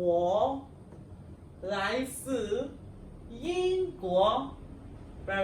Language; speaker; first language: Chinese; non-native, fluent; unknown